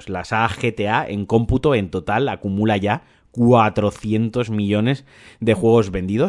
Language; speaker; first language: Spanish; native; Spanish